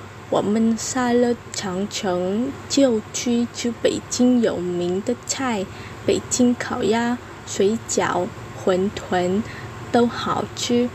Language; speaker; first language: Chinese; non-native, learner; Vietnamese